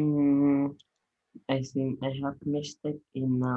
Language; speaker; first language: English; non-native, learner; Vietnamese